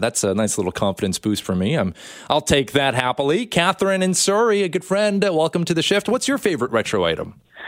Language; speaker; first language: English; native; English